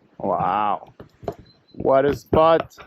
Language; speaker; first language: English; non-native, learner; French